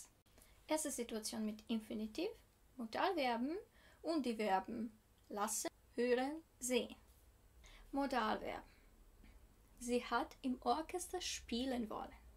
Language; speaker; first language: German; non-native, fluent; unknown